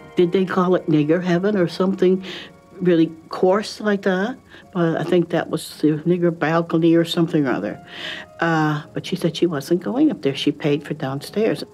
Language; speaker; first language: English; native; English